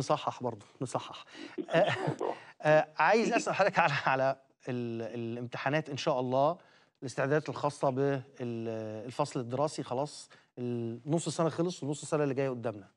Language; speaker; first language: Arabic; native; Arabic